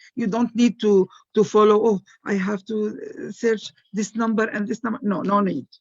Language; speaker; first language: English; non-native, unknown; Arabic